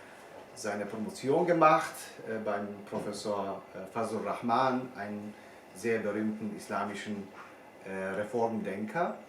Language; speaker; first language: German; non-native, fluent; Bosnian